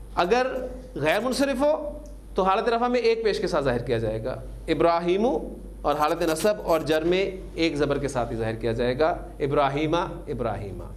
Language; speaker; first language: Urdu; native; Urdu